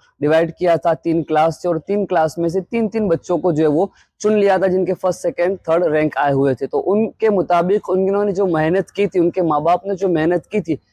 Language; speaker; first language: Urdu; non-native, local second language; Gujarati